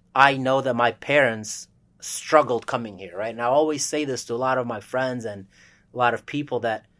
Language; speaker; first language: English; early bilingual, other home language; Russian